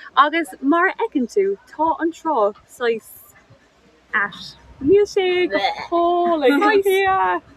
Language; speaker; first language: Irish; non-native, local second language; English